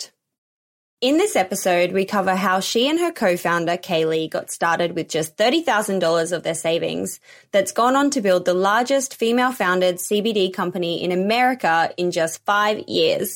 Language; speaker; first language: English; native; English